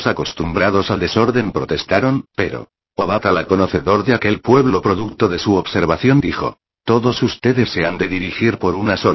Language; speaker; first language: Spanish; native; Spanish